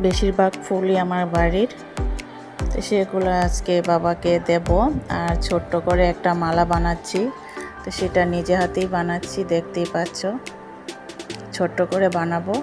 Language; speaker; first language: Bangla; native; Bangla